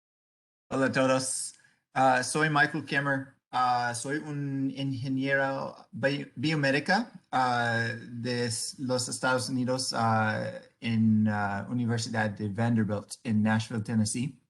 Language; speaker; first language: Spanish; non-native, learner; English